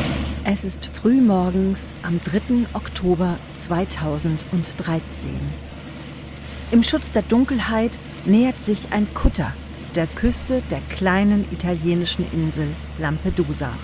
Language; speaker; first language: German; native; German